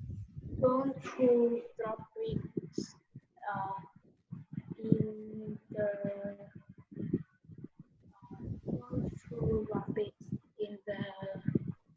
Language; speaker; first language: English; non-native, learner; Vietnamese